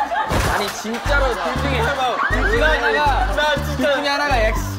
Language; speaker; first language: Korean; native; Korean